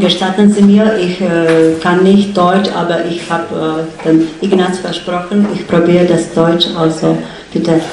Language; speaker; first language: German; non-native, learner; Slovak